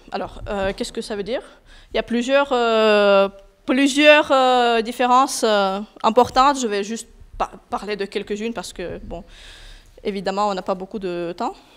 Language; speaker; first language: French; non-native, fluent; Russian